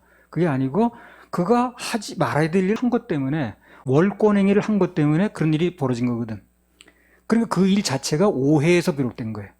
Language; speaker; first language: Korean; native; Korean